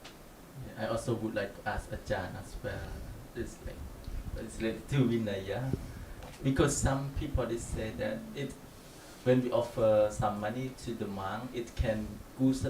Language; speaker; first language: English; non-native, learner; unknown